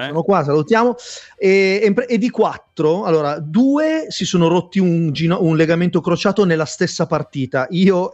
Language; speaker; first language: Italian; native; Italian